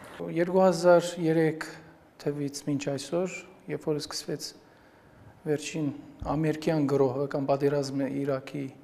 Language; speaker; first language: Armenian; early bilingual, heritage; Armenian